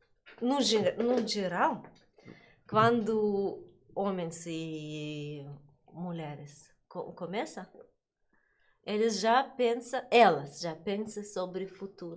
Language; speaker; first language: Portuguese; non-native, learner; Russian